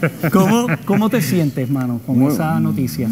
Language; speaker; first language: Spanish; native; Spanish